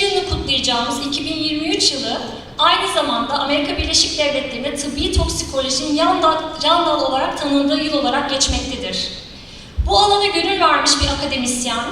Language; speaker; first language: Turkish; native; Turkish